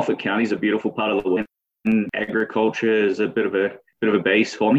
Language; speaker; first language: English; native; English